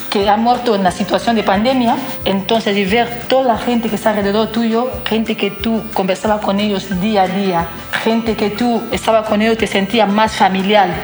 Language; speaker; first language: Spanish; non-native, fluent; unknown